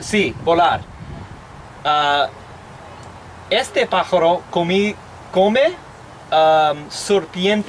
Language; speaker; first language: Spanish; non-native, learner; English